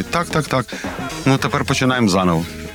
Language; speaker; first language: Ukrainian; non-native, local second language; Russian